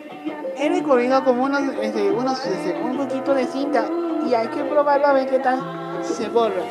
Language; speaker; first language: Spanish; native; Spanish